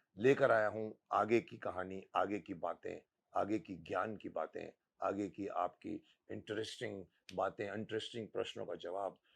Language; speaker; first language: Hindi; native; Hindi